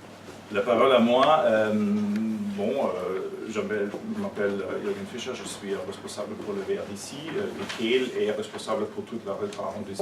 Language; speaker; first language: French; non-native, learner; German